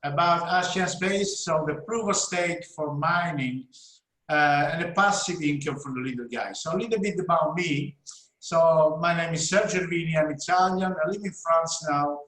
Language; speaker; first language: English; non-native, fluent; Italian